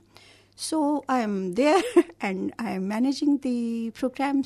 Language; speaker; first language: English; non-native, local second language; Hindi